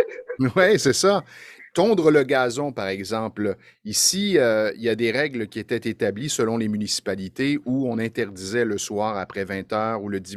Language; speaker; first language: French; native; French